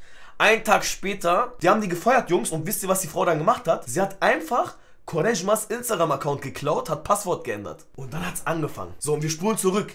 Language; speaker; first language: German; early bilingual, other home language; Turkish